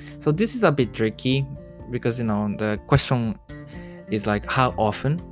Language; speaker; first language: English; non-native, fluent; Japanese